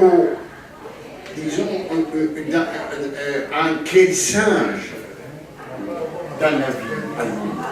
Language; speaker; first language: French; non-native, fluent; Greek